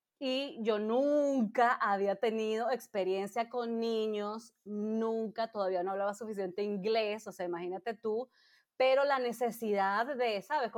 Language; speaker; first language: Spanish; native; Spanish